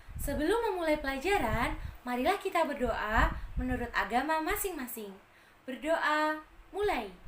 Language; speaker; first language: Indonesian; native; Indonesian